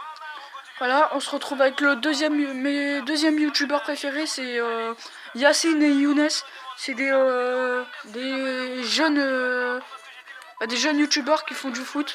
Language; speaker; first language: French; native; French